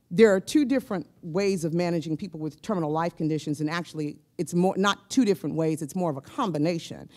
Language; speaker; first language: English; native; English